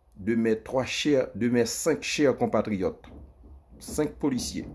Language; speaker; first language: French; native; French